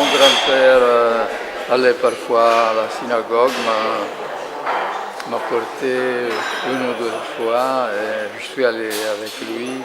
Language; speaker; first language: French; non-native, fluent; Italian